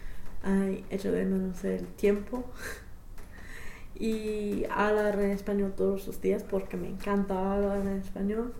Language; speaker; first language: Spanish; non-native, fluent; English